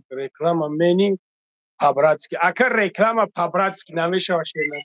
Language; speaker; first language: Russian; non-native, local second language; Tajik